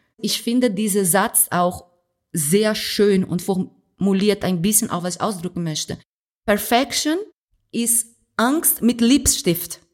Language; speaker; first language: German; non-native, fluent; Portuguese